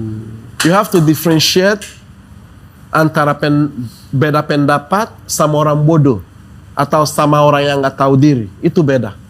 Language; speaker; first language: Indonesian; non-native, fluent; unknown